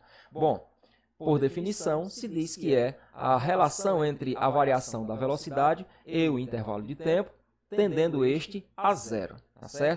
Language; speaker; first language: Portuguese; native; Portuguese